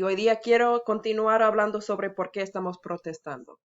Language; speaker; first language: Spanish; early bilingual, heritage; Spanish